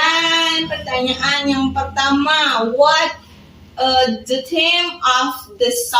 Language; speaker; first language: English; non-native, learner; Indonesian